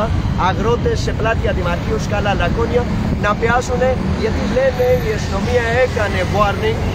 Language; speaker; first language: Greek; non-native, learner; Urdu